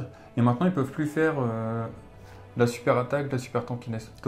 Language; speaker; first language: French; native; French